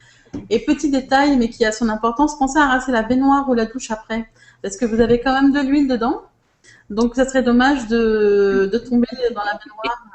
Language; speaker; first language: French; native; French